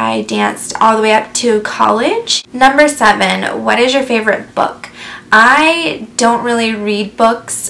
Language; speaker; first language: English; native; English